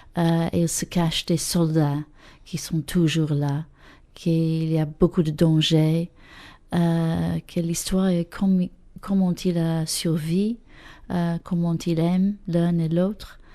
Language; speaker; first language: French; non-native, fluent; English